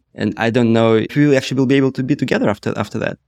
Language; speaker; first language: English; non-native, fluent; Russian